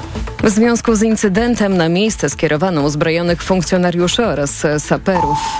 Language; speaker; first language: Polish; native; Polish